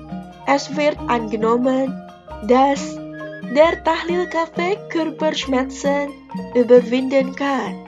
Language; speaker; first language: German; non-native, fluent; Indonesian